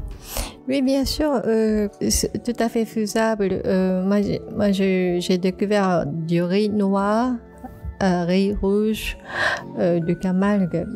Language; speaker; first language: French; non-native, fluent; Japanese